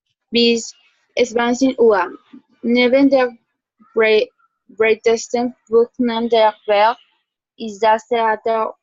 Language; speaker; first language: German; non-native, learner; Spanish